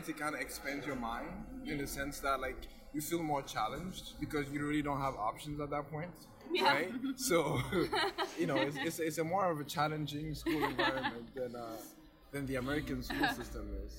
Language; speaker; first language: English; non-native, fluent; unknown